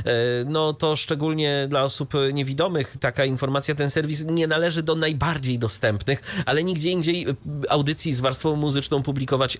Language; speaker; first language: Polish; native; Polish